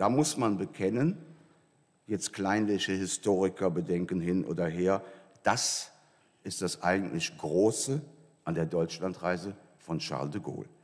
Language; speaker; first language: German; native; German